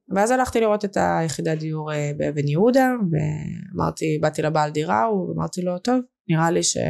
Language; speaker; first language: Hebrew; early bilingual, other home language; Russian